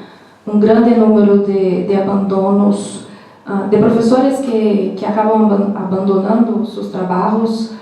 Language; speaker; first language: Spanish; non-native, learner; Portuguese